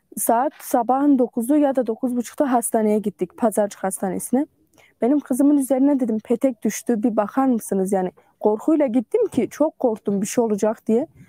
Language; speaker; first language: Turkish; native; Turkish